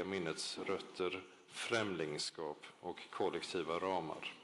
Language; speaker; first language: Swedish; native; Swedish